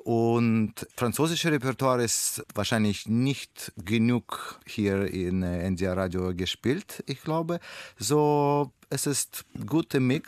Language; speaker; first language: German; non-native, learner; Russian